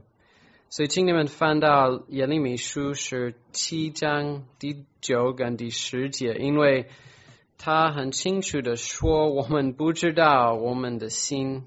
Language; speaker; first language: Chinese; non-native, fluent; English